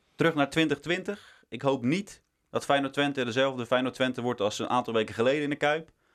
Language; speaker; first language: Dutch; native; Dutch